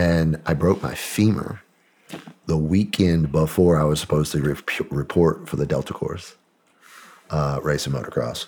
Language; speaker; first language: English; native; English